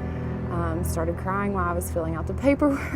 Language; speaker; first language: English; native; English